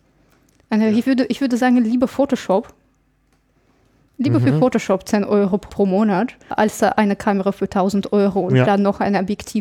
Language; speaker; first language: German; non-native, fluent; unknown